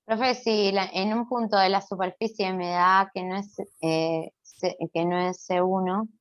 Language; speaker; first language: Spanish; native; Spanish